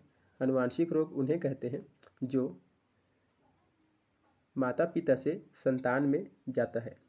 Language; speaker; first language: Hindi; native; Hindi